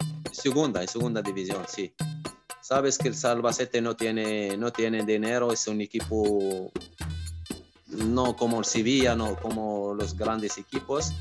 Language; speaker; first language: Spanish; non-native, fluent; Arabic